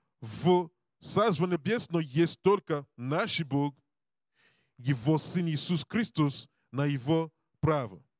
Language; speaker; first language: Russian; non-native, learner; English